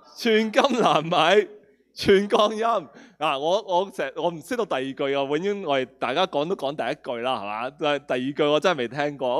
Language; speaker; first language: Cantonese; non-native, local second language; Spanish